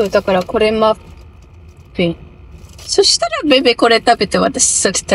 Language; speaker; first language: Japanese; non-native, fluent; Filipino